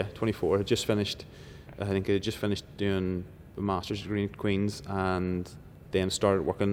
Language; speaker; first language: English; native; English